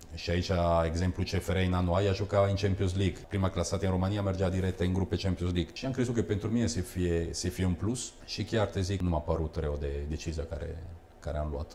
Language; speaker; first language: Romanian; early bilingual, heritage; Romanian